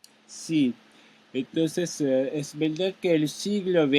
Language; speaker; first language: Spanish; non-native, fluent; Japanese